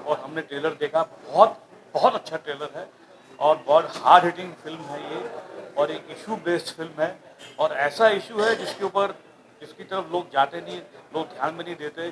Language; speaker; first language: Hindi; native; Hindi